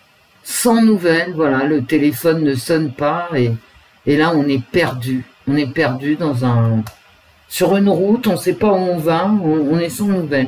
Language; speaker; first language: French; native; French